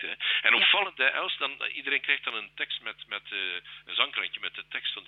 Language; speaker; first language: Dutch; native; Dutch